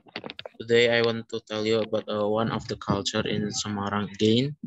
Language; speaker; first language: English; non-native, learner; Indonesian